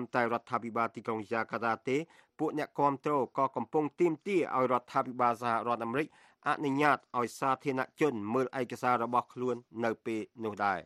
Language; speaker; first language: Khmer; native; Khmer